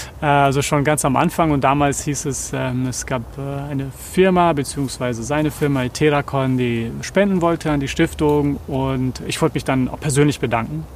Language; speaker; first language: German; early bilingual, other home language; Serbian